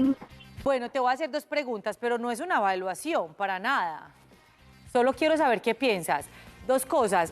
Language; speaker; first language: Spanish; native; Spanish